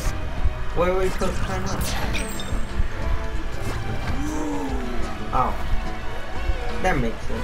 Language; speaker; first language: English; native; English